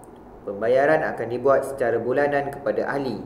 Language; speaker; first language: Malay; native; Malay